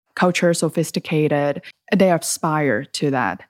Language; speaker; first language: English; early bilingual, other home language; Chinese